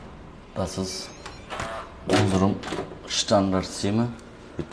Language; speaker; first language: German; non-native, learner; Turkish